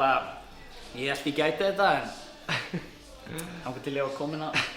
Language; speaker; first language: Icelandic; non-native, fluent; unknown